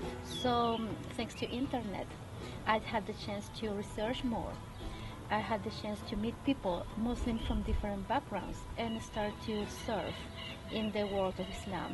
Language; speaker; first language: English; non-native, fluent; Spanish